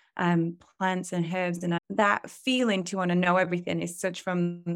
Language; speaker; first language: English; native; English